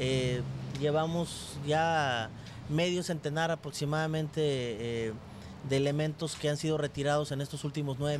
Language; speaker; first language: Spanish; native; Spanish